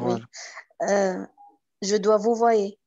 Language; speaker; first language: French; non-native, learner; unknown